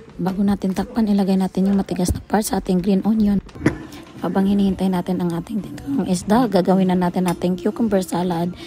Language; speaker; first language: Filipino; non-native, local second language; Cebuano